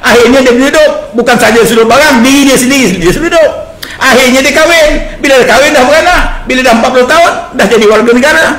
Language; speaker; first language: Malay; native; Malay